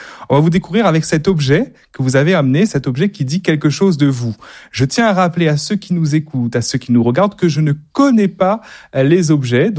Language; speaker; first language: French; native; French